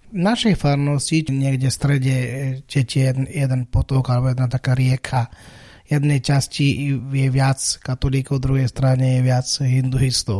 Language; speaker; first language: Slovak; non-native, fluent; Malayalam